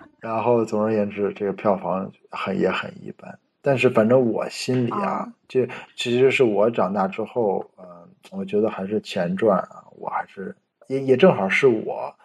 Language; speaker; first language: Chinese; native; Chinese